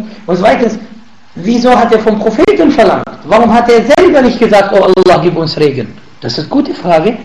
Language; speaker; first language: German; non-native, learner; Arabic